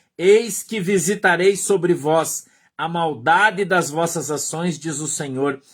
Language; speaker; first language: Portuguese; native; Portuguese